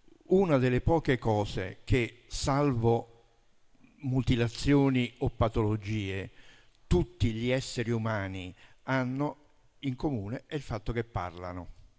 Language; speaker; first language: Italian; native; Italian